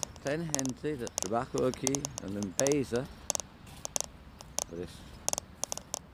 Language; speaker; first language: Spanish; non-native, learner; English